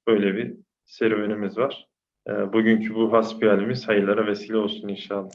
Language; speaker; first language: Turkish; native; Turkish